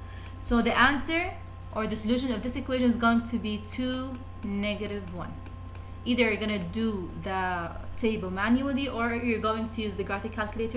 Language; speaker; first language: English; non-native, fluent; Arabic